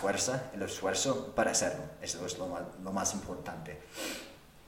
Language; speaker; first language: Spanish; non-native, fluent; English